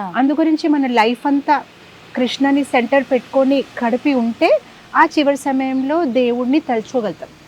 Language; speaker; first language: Telugu; non-native, fluent; Gujarati